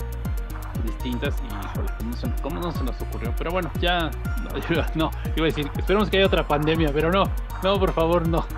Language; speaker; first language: Spanish; native; Spanish